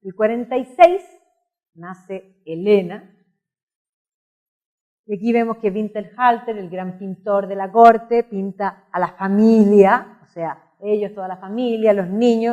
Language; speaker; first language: Spanish; native; Spanish